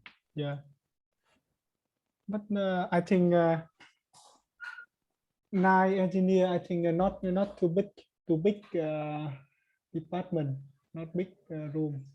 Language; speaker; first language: English; non-native, learner; Vietnamese